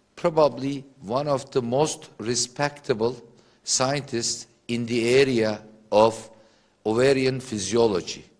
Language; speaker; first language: English; non-native, fluent; Turkish